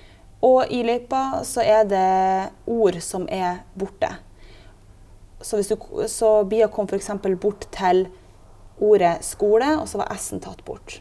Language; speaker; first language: Norwegian; native; Norwegian